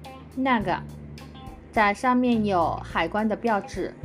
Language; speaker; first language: Chinese; non-native, fluent; Indonesian